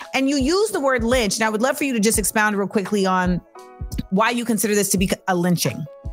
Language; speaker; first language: English; native; English